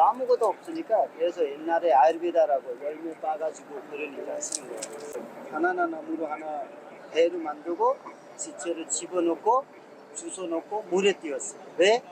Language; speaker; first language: Korean; non-native, fluent; Hindi